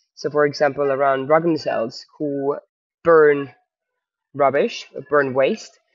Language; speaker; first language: English; non-native, fluent; Estonian